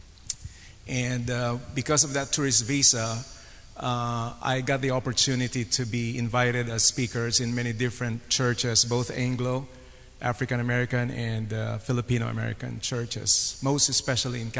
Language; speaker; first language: English; non-native, local second language; Filipino